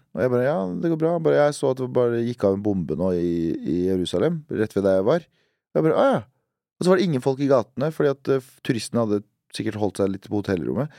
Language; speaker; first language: Norwegian; early bilingual, other home language; Central Kurdish